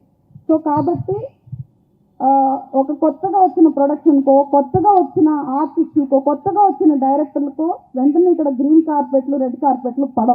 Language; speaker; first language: Telugu; native; Telugu